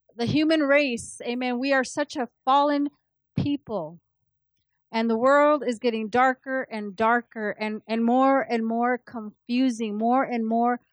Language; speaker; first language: English; early bilingual, other home language; Spanish